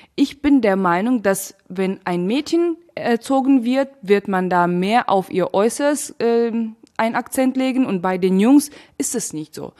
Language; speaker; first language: German; non-native, fluent; Turkmen